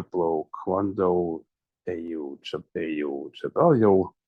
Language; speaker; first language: Portuguese; non-native, learner; English